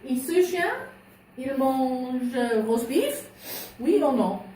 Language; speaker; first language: French; non-native, fluent; English